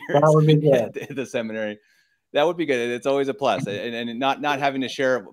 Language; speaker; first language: English; native; English